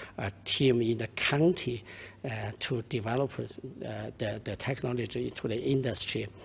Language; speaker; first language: English; non-native, learner; Chinese